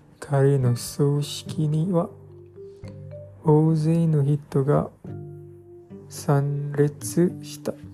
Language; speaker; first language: Japanese; non-native, learner; English